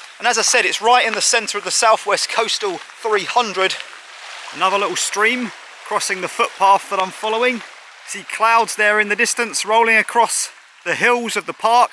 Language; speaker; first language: English; native; English